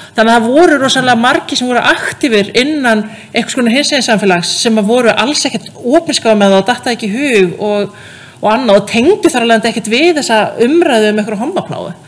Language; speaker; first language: Icelandic; native; Icelandic